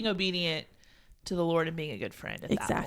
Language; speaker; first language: English; native; English